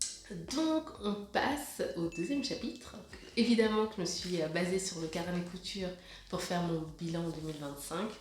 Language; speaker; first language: French; native; French